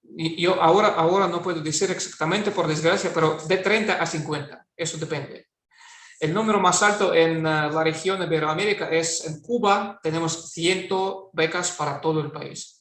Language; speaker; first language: Spanish; non-native, fluent; Russian